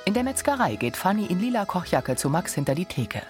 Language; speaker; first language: German; native; German